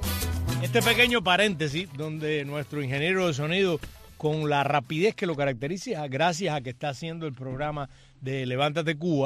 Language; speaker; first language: Spanish; native; Spanish